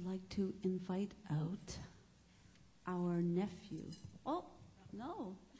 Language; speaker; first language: English; native; English